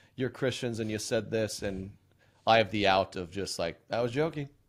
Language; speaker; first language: English; native; English